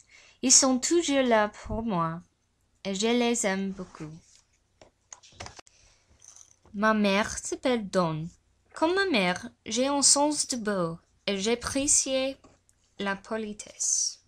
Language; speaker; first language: French; non-native, learner; English